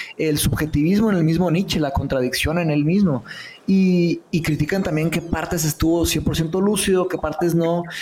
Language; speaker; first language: Spanish; early bilingual, other home language; Portuguese